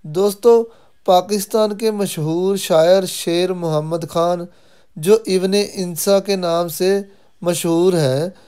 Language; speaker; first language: Hindi; non-native, local second language; Punjabi